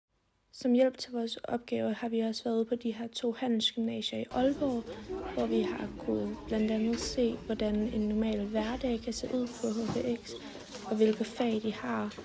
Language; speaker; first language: Danish; native; Danish